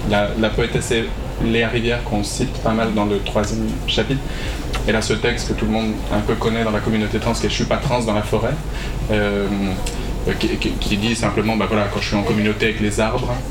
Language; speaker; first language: French; native; French